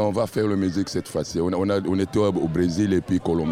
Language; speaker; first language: French; non-native, local second language; Lingala